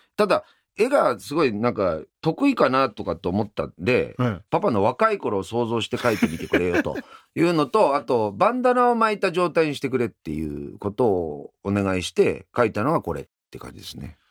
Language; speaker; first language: Japanese; native; Japanese